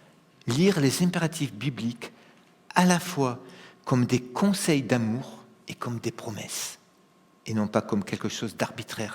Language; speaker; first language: French; native; French